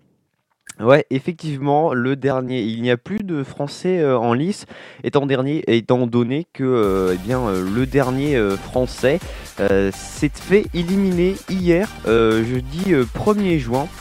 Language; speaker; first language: French; native; French